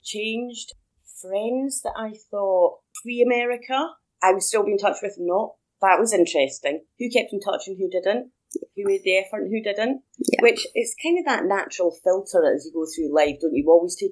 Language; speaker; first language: English; native; English